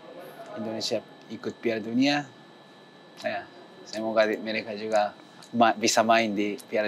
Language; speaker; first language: Indonesian; non-native, learner; Japanese